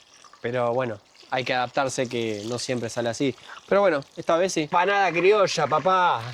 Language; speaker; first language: Spanish; native; Spanish